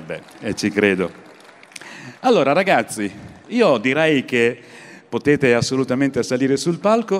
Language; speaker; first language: Italian; native; Italian